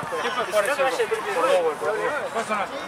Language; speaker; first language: Spanish; native; Spanish